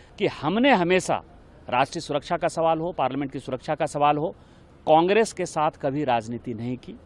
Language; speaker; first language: Hindi; native; Hindi